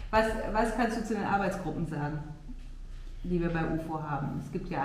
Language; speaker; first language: German; native; German